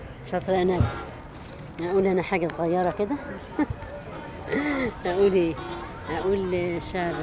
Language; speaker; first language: Arabic; native; Arabic